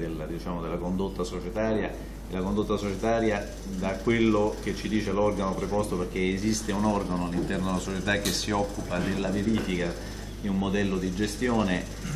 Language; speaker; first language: Italian; native; Italian